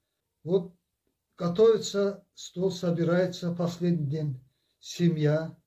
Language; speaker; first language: Russian; non-native, local second language; Azerbaijani